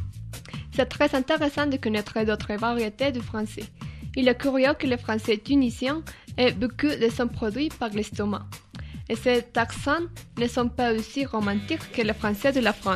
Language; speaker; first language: French; non-native, learner; Spanish